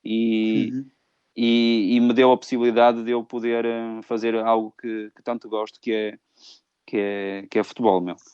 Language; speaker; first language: Portuguese; native; Portuguese